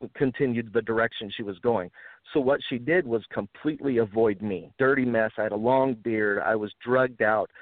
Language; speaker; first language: English; early bilingual, other home language; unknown